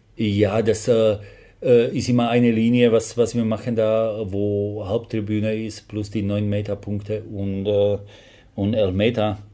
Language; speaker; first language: German; non-native, fluent; Slovak